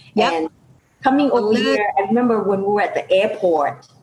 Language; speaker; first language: English; non-native, fluent; Lao